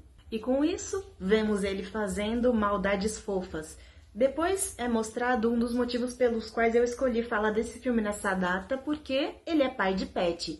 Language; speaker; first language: Portuguese; native; Portuguese